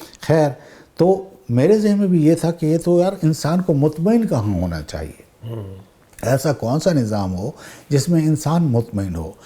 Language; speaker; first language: Urdu; non-native, local second language; Saraiki